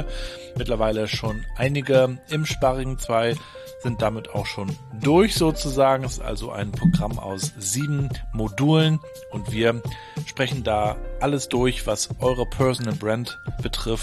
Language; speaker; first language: German; native; German